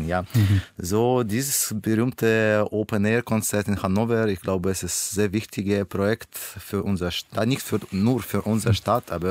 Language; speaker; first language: German; non-native, learner; Russian